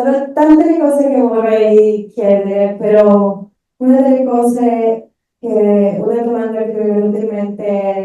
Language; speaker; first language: Italian; non-native, learner; Spanish